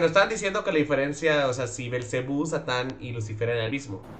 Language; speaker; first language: Spanish; native; Spanish